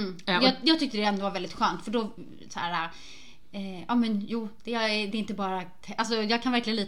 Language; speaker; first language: Swedish; native; Swedish